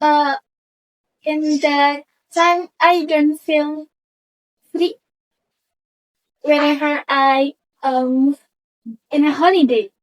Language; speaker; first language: English; non-native, learner; Indonesian